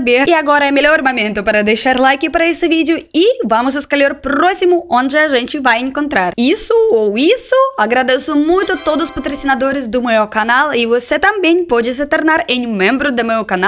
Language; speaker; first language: Portuguese; non-native, learner; Russian